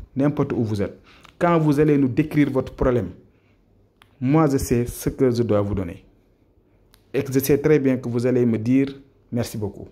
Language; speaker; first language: French; non-native, local second language; Wolof